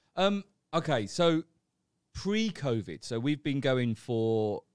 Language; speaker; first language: English; native; English